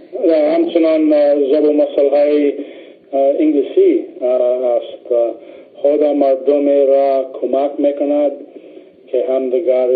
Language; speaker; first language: Persian; non-native, learner; English